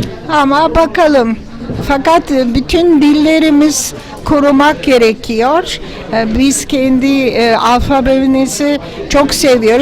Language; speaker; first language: Turkish; non-native, fluent; Georgian